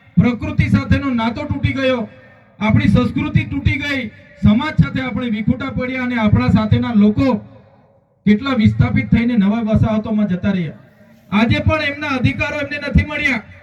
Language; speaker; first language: Gujarati; non-native, local second language; Vasavi